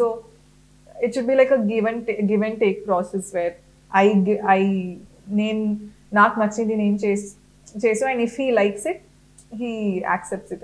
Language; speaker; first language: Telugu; non-native, fluent; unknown